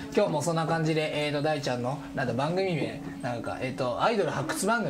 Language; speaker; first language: Japanese; native; Japanese